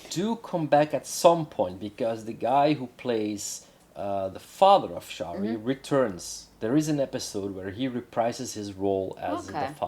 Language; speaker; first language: English; non-native, fluent; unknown